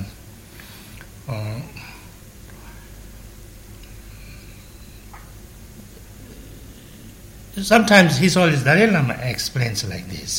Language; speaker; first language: English; non-native, fluent; Chinese